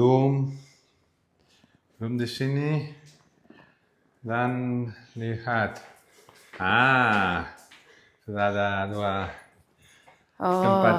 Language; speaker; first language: Indonesian; non-native, learner; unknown